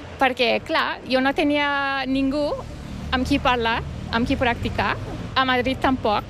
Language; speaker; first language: Catalan; non-native, fluent; Turkish